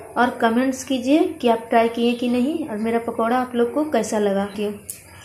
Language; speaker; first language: Hindi; native; Hindi